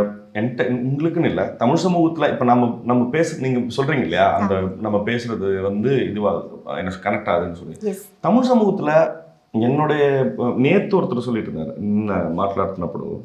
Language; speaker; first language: Tamil; native; Tamil